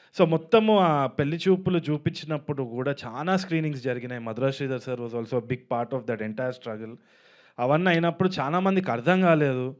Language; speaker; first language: Telugu; native; Telugu